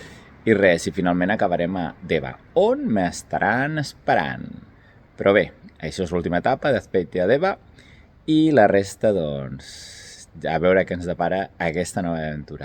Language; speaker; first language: Catalan; native; Catalan